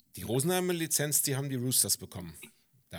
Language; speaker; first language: German; native; German